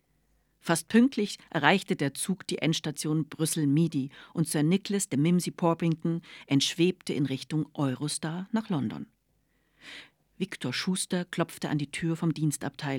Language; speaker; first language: German; native; German